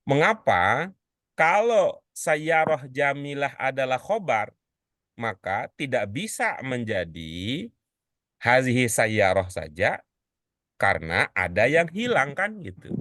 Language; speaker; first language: Indonesian; native; Indonesian